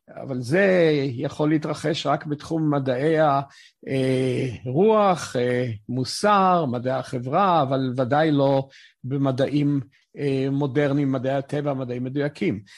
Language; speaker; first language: Hebrew; native; Hebrew